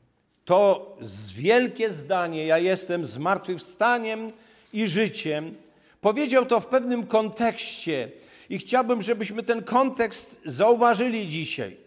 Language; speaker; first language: Polish; native; Polish